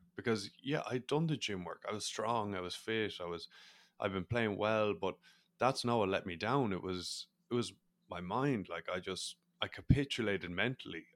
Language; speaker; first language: English; native; English